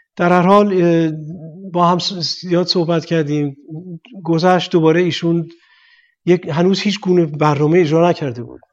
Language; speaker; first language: Persian; native; Persian